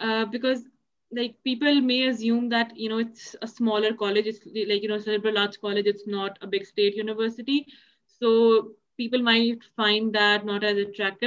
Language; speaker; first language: English; non-native, local second language; Urdu